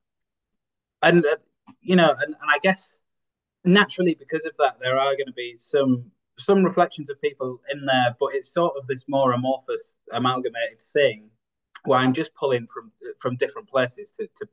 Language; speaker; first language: English; native; English